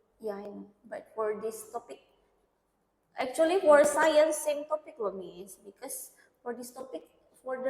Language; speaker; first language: English; non-native, learner; Indonesian